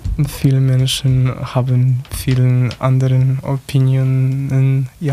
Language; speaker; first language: German; non-native, learner; Polish